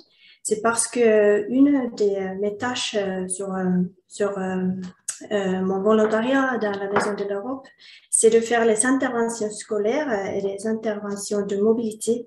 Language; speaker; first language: French; non-native, learner; Finnish